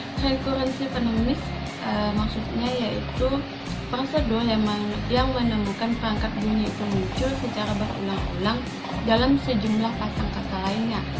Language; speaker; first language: Indonesian; native; Indonesian